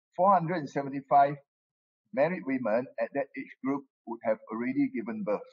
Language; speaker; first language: English; non-native, local second language; Min Nan Chinese